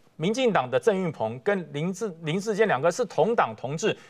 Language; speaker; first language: Chinese; native; Chinese